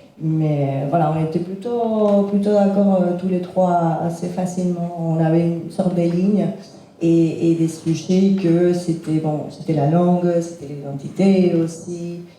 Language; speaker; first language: French; non-native, fluent; Spanish